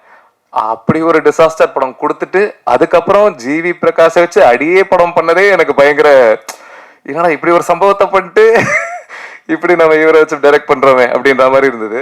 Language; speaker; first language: Tamil; native; Tamil